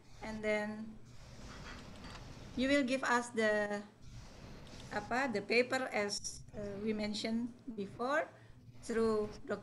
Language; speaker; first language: English; non-native, fluent; Indonesian